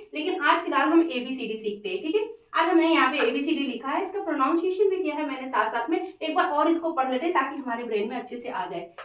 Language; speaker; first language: Hindi; native; Hindi